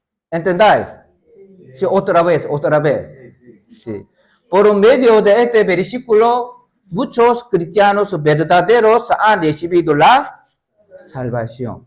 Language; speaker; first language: Spanish; non-native, learner; Korean